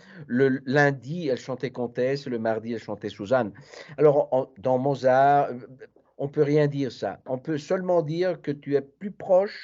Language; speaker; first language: French; non-native, fluent; Italian